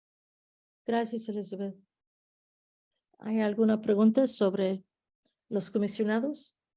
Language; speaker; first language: Spanish; early bilingual, heritage; Spanish